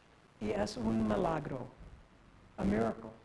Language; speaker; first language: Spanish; non-native, learner; English